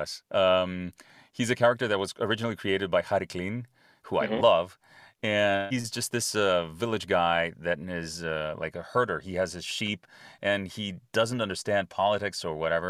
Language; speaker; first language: English; non-native, fluent; Greek